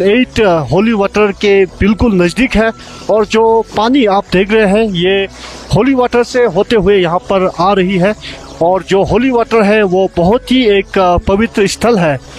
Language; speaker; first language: Hindi; native; Hindi